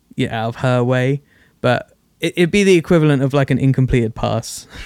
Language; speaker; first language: English; native; English